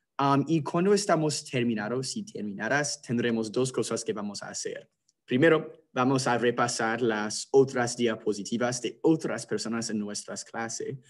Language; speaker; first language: Spanish; non-native, fluent; English